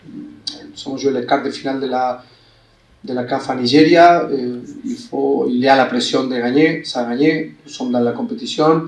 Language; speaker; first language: French; non-native, fluent; Spanish